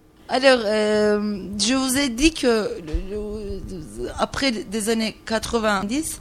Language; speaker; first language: French; non-native, learner; Turkish